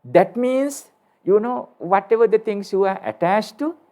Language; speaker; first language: English; non-native, local second language; Sinhala